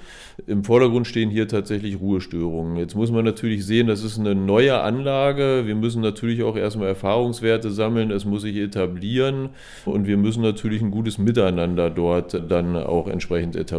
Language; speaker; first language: German; native; German